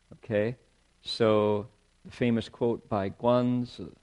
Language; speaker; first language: English; native; English